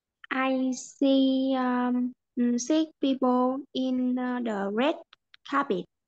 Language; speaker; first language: English; non-native, learner; Vietnamese